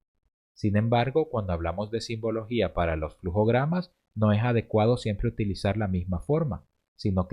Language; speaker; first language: Spanish; native; Spanish